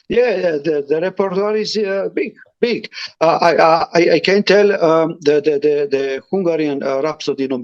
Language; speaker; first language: English; non-native, learner; Romany